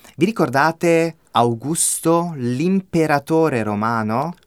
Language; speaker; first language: Italian; native; Italian